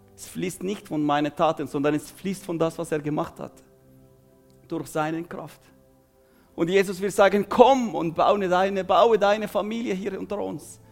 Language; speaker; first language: German; non-native, fluent; Arabic